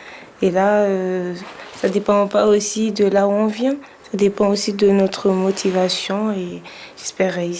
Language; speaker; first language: French; non-native, local second language; Comorian